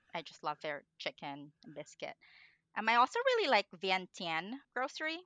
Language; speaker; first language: English; non-native, local second language; Filipino